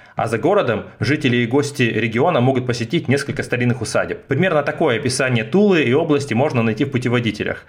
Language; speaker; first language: Russian; native; Russian